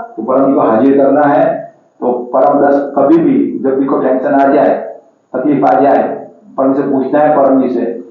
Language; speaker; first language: Hindi; non-native, local second language; Gujarati